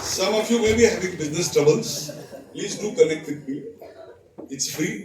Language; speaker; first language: English; non-native, local second language; Marathi